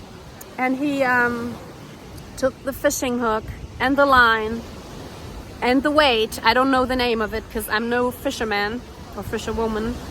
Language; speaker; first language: English; non-native, fluent; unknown